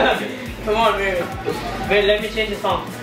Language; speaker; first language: English; non-native, fluent; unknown